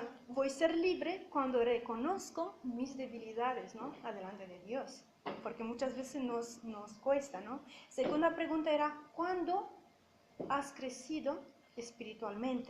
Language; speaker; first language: Spanish; non-native, fluent; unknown